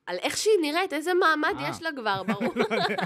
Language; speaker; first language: Hebrew; native; Hebrew